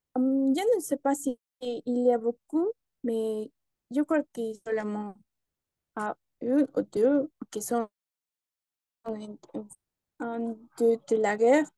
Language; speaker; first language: French; non-native, learner; Spanish